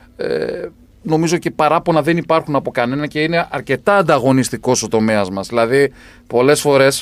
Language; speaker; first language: Greek; native; Greek